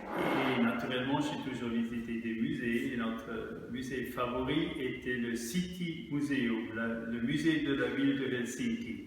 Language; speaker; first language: French; non-native, fluent; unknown